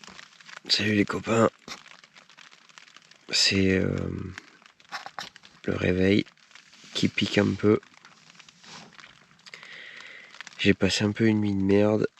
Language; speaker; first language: French; native; French